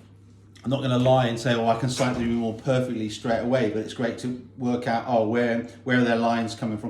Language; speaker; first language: English; native; English